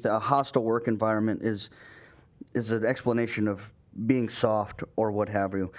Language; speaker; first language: English; native; English